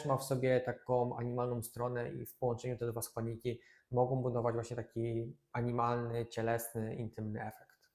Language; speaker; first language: Polish; native; Polish